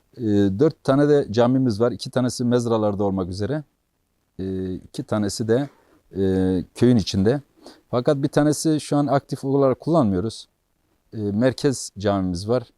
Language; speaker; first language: Turkish; native; Turkish